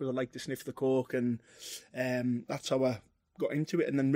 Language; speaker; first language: English; native; English